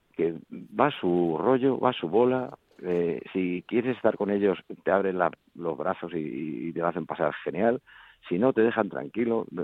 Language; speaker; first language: Spanish; native; Spanish